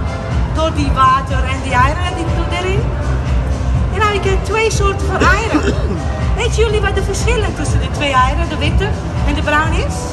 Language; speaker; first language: Dutch; non-native, learner; Italian